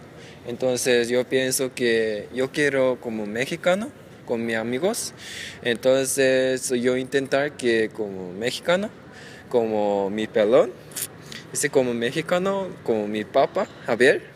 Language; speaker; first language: Spanish; non-native, learner; Korean